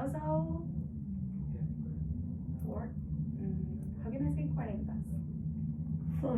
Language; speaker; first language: English; non-native, learner; Spanish